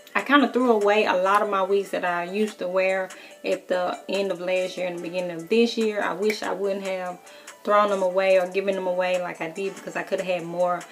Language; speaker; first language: English; native; English